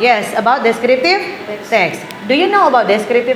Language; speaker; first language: English; non-native, fluent; Indonesian